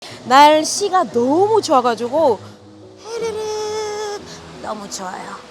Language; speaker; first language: Korean; non-native, fluent; French